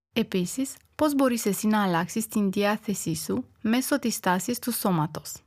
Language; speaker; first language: Greek; non-native, fluent; Romanian